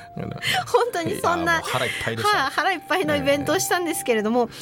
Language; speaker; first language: Japanese; native; Japanese